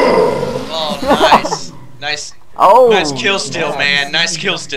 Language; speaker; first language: English; native; English